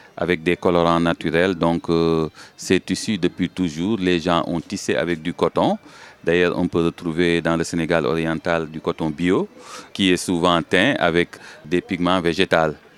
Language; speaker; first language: French; non-native, local second language; Wolof